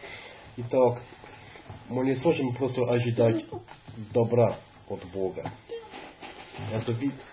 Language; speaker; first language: Russian; non-native, fluent; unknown